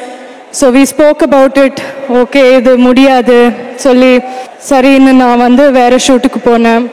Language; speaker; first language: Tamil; non-native, fluent; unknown